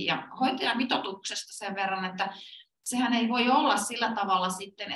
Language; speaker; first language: Finnish; native; Finnish